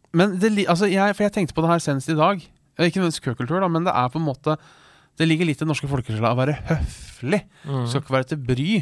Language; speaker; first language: Norwegian; native; Norwegian